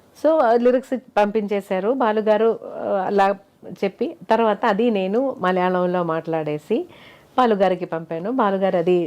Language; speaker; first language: Telugu; non-native, fluent; Malayalam